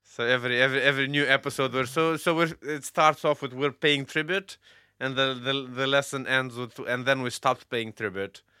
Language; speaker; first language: English; non-native, fluent; Romanian